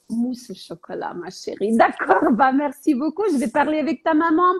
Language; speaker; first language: French; non-native, fluent; Ukrainian